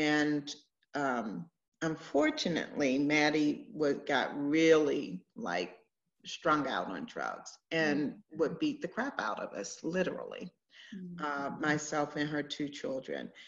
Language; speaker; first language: English; native; English